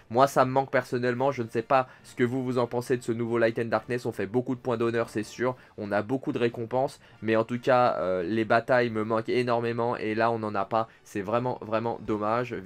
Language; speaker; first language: French; native; French